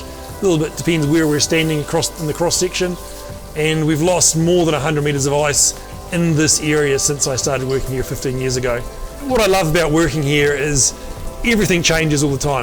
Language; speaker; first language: English; native; English